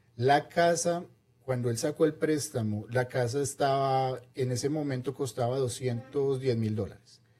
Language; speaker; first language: Spanish; native; Spanish